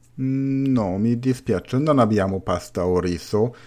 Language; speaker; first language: Italian; non-native, learner; German